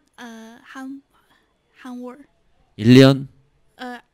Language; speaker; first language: Korean; non-native, learner; Chinese